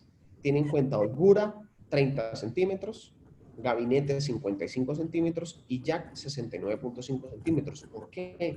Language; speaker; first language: Spanish; native; Spanish